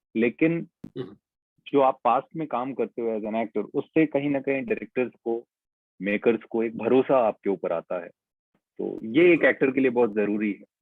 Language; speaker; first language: Hindi; native; Hindi